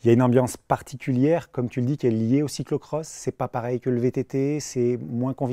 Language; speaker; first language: French; native; French